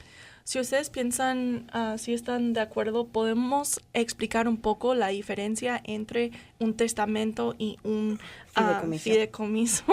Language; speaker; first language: Spanish; non-native, learner; English